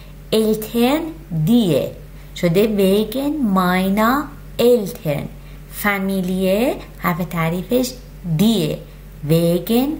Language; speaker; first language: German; non-native, fluent; Persian